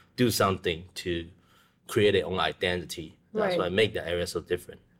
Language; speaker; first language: English; non-native, learner; Chinese